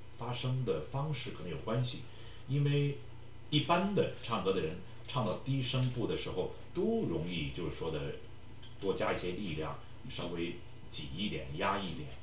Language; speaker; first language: Chinese; native; Chinese